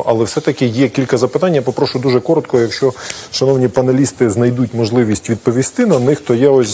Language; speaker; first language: Ukrainian; native; Ukrainian